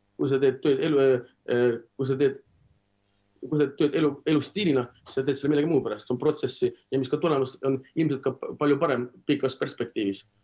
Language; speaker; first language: Estonian; non-native, local second language; Russian